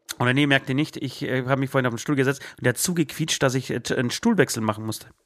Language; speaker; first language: German; early bilingual, other home language; Polish